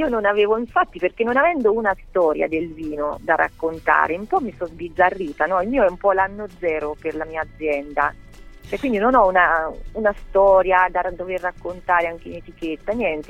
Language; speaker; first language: Italian; native; Italian